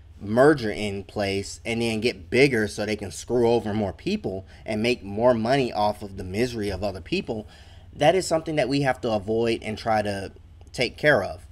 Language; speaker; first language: English; native; English